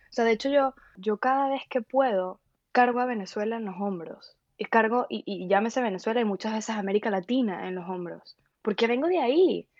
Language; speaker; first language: Spanish; native; Spanish